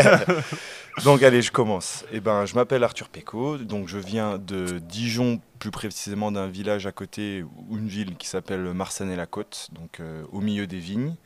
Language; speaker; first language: French; native; French